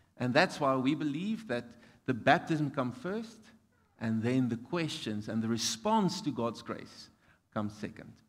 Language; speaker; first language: English; non-native, local second language; Afrikaans